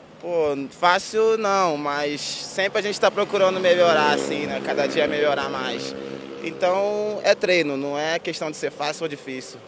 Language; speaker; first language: Portuguese; native; Portuguese